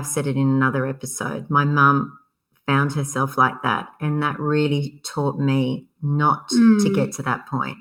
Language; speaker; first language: English; native; English